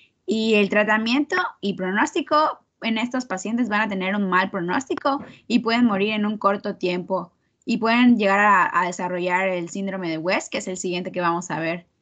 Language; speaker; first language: Spanish; native; Spanish